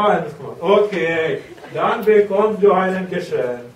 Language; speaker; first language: German; non-native, learner; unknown